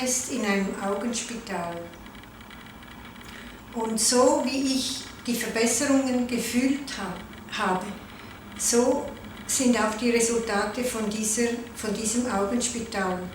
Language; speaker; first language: German; non-native, local second language; Italian